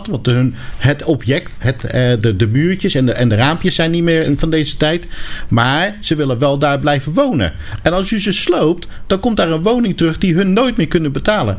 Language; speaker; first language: Dutch; native; Dutch